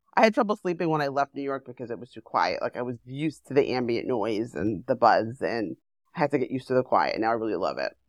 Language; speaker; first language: English; native; English